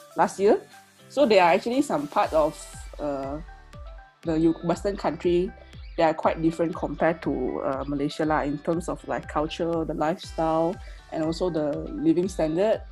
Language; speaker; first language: English; non-native, local second language; Chinese